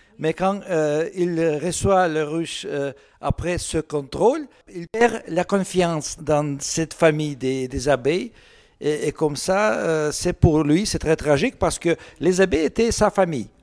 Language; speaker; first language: French; non-native, learner; Russian